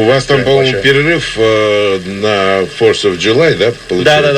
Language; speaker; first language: Russian; native; Russian